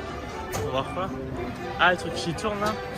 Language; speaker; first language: French; native; French